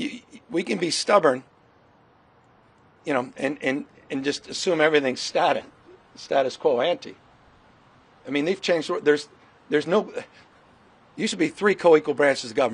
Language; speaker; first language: English; native; English